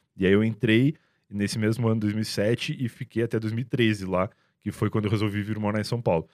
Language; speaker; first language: Portuguese; native; Portuguese